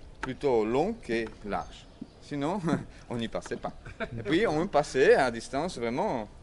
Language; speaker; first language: French; non-native, fluent; Polish